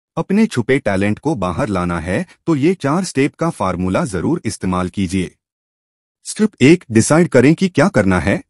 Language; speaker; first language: Hindi; native; Hindi